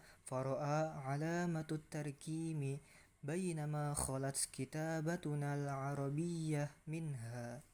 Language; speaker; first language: Arabic; non-native, learner; Indonesian